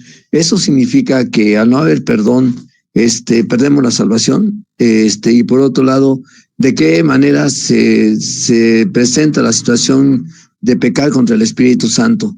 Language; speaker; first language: Spanish; native; Spanish